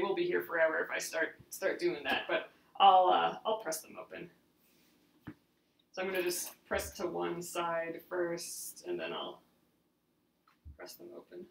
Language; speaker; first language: English; native; English